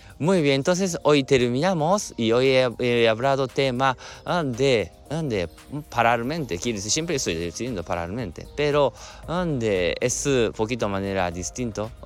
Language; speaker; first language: Spanish; non-native, learner; Japanese